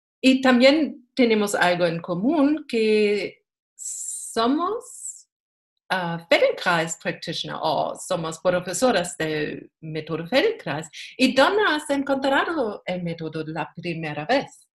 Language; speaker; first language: Spanish; non-native, learner; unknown